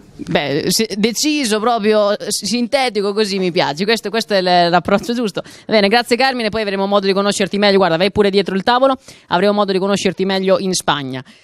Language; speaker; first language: Italian; native; Italian